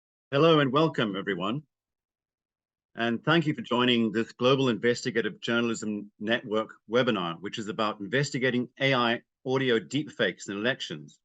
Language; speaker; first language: English; native; English